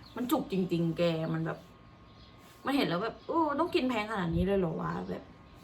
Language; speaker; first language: Thai; native; Thai